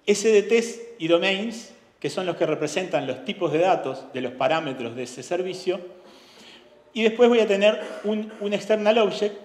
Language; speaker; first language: Spanish; native; Spanish